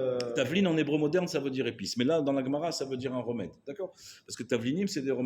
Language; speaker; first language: French; native; French